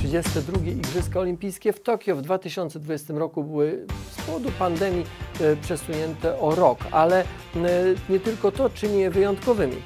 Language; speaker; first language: Polish; native; Polish